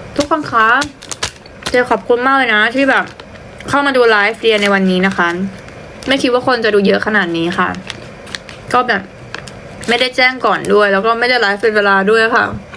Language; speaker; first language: Thai; native; Thai